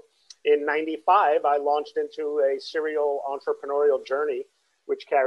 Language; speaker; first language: English; native; English